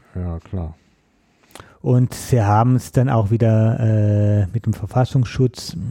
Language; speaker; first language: German; native; German